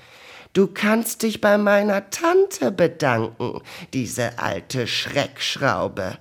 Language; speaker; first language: German; native; German